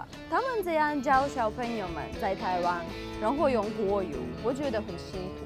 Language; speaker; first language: Chinese; non-native, fluent; Russian